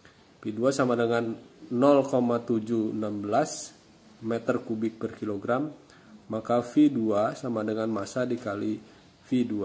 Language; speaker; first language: Indonesian; native; Indonesian